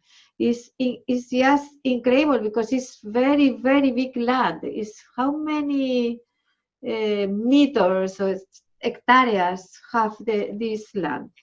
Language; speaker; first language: English; non-native, learner; Spanish